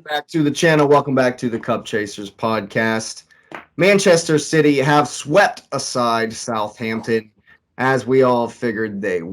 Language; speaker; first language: English; native; English